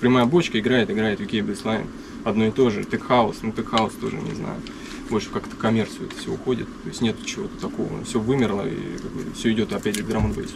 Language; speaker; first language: Russian; native; Russian